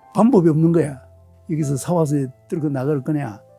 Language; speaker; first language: Korean; early bilingual, other home language; Japanese